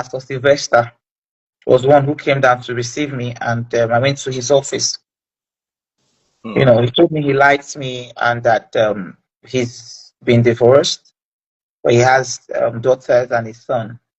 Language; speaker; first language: English; non-native, local second language; Igbo